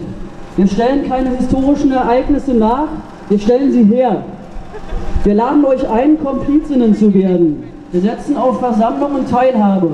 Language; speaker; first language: German; native; German